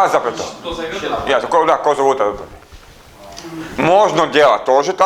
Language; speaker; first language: Russian; non-native, learner; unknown